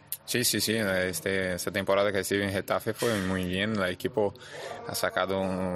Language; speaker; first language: Spanish; non-native, fluent; Portuguese